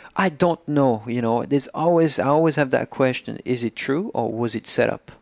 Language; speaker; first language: English; non-native, fluent; French